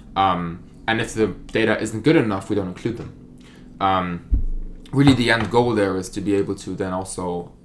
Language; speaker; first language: English; non-native, fluent; German